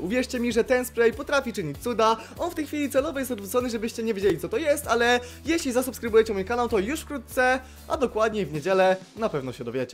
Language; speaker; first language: Polish; native; Polish